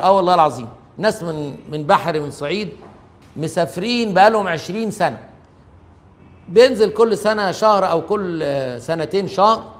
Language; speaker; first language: Arabic; native; Arabic